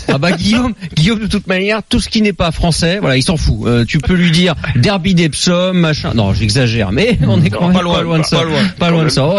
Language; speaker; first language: French; native; French